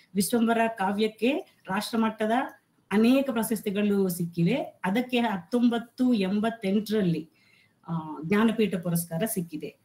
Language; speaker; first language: Kannada; non-native, local second language; Telugu